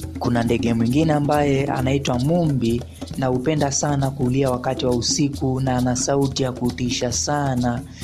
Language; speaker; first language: Swahili; non-native, local second language; Luyia